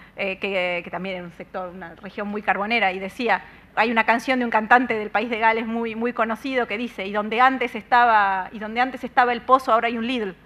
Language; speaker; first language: Spanish; native; Spanish